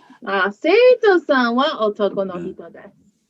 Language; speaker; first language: Japanese; non-native, fluent; English